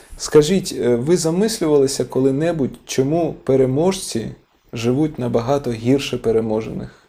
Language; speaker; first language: Ukrainian; non-native, local second language; Russian